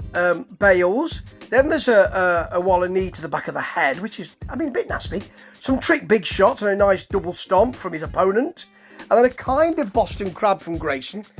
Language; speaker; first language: English; native; English